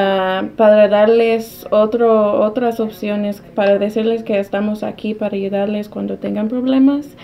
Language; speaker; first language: Spanish; non-native, fluent; English